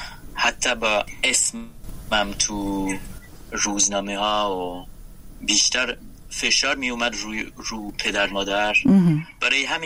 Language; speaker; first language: Persian; non-native, fluent; French